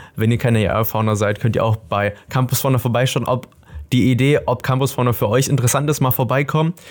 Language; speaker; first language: German; native; German